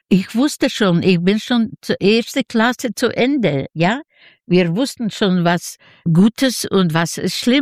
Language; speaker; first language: German; non-native, learner; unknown